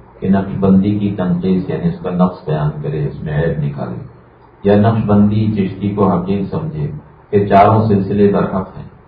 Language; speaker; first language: Urdu; native; Urdu